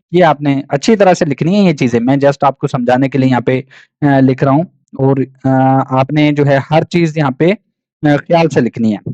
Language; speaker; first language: Urdu; non-native, local second language; Punjabi